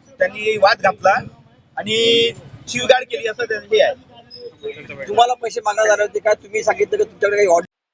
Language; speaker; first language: Marathi; non-native, local second language; Hindi